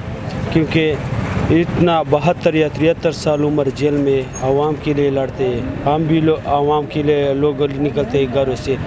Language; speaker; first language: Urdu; non-native, local second language; Pashto